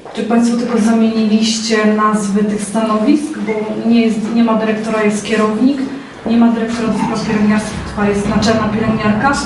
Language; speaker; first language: Polish; native; Polish